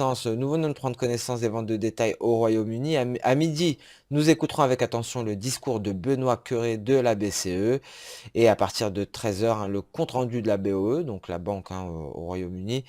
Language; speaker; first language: French; native; French